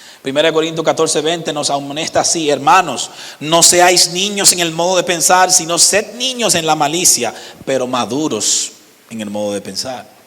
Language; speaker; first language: Spanish; native; Spanish